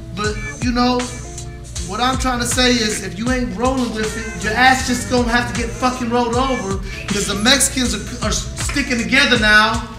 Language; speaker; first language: English; native; English